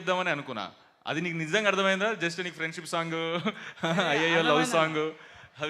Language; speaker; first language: Telugu; native; Telugu